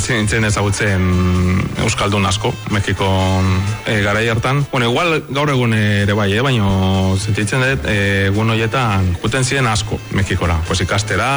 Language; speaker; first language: Basque; non-native, fluent; Spanish